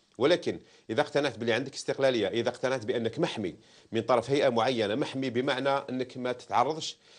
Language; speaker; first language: Arabic; native; Arabic